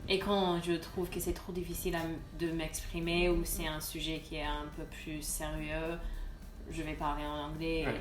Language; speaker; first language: French; non-native, fluent; English